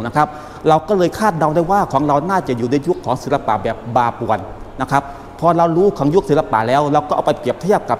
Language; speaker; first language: Thai; native; Thai